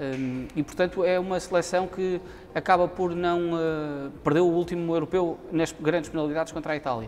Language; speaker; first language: Portuguese; native; Portuguese